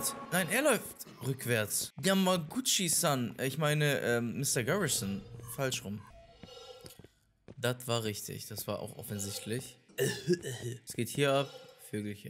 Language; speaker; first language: German; native; German